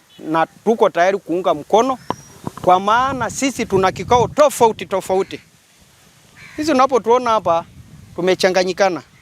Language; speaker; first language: Swahili; non-native, local second language; Masai